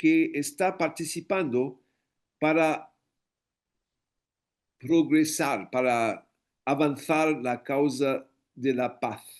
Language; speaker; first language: Spanish; non-native, fluent; English